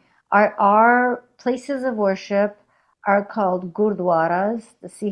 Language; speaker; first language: English; non-native, fluent; Hindi